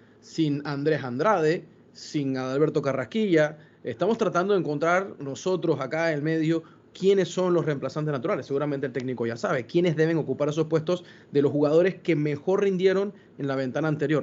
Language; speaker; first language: Spanish; native; Spanish